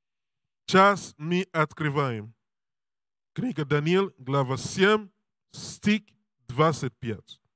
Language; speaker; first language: Russian; non-native, learner; English